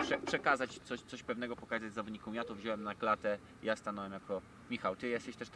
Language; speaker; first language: Polish; native; Polish